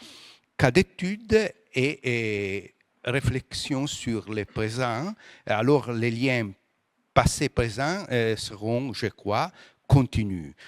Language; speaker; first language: French; non-native, fluent; Italian